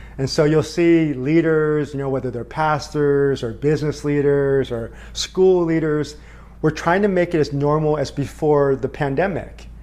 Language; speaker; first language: English; early bilingual, other home language; Korean